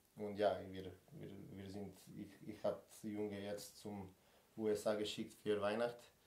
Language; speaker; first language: German; non-native, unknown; Slovenian